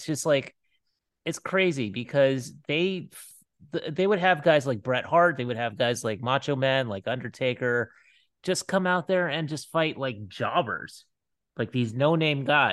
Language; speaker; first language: English; native; English